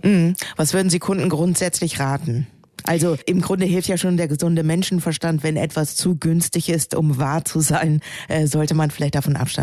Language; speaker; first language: German; native; German